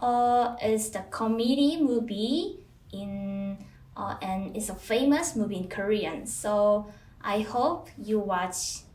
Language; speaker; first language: English; non-native, fluent; Korean